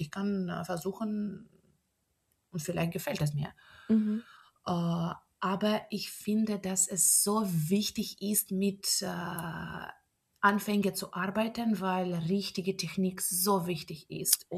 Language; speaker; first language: German; non-native, fluent; Russian